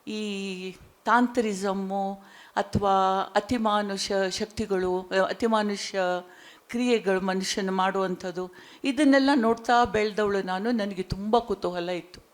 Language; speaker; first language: Kannada; non-native, local second language; Konkani